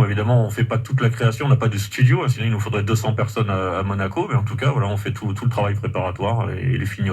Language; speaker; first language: French; native; French